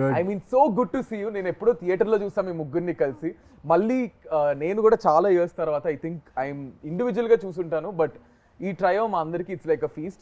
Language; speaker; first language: Telugu; native; Telugu